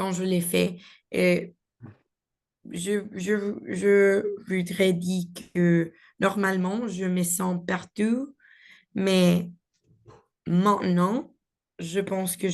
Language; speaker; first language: French; non-native, learner; Spanish